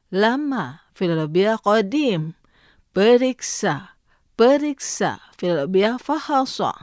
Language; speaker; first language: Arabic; non-native, fluent; Indonesian